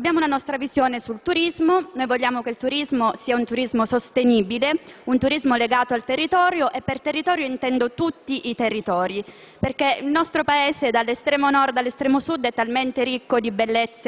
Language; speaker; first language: Italian; native; Italian